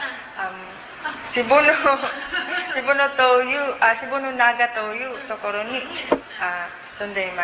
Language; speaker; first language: Japanese; non-native, learner; Cebuano